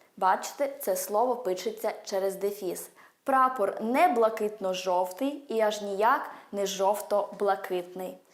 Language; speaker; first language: Ukrainian; early bilingual, heritage; Ukrainian